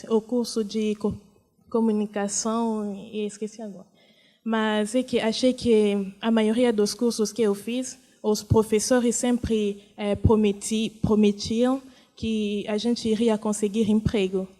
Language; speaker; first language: Portuguese; non-native, fluent; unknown